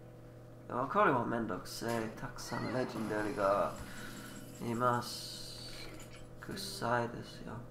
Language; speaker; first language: Japanese; non-native, learner; English